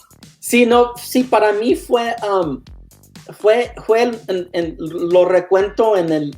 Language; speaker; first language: Spanish; early bilingual, heritage; Spanish